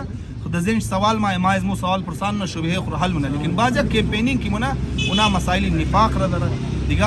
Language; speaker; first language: Persian; early bilingual, heritage; Persian